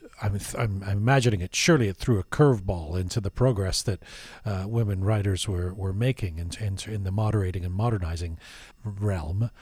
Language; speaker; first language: English; early bilingual, other home language; Persian